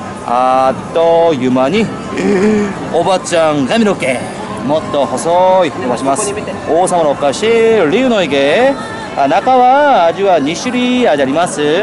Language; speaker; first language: Japanese; non-native, learner; Korean